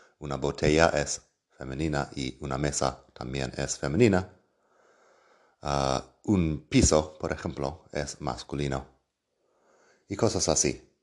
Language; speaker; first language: Spanish; non-native, fluent; English